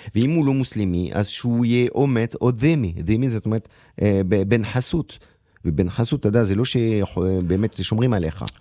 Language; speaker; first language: Hebrew; non-native, fluent; French